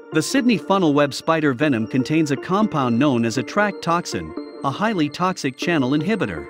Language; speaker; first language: English; native; English